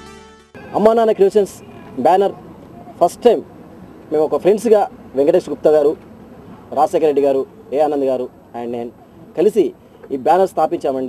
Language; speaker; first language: Telugu; native; Telugu